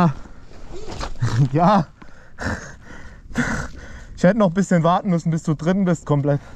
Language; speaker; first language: German; native; German